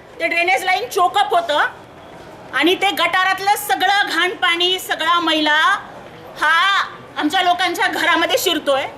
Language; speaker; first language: Marathi; native; Marathi